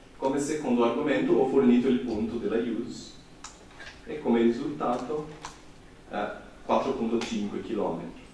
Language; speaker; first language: Italian; non-native, fluent; Portuguese